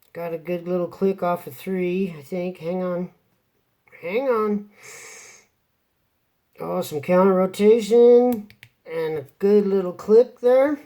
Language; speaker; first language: English; native; English